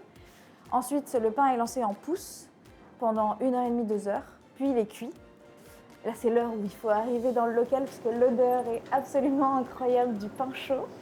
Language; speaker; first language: French; native; French